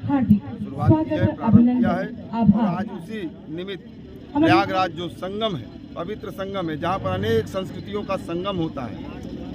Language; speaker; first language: Hindi; native; Hindi